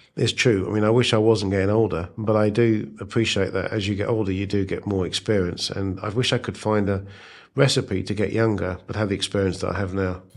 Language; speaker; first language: English; native; English